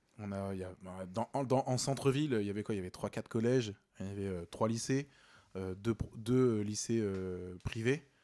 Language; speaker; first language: French; native; French